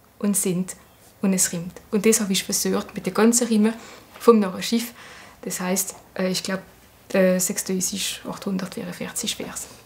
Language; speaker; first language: German; non-native, local second language; French